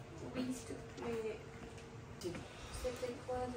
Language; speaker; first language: French; non-native, learner; Japanese